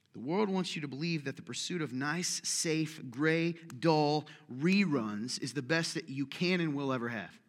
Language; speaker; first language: English; native; English